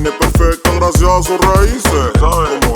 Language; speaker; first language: Spanish; native; Spanish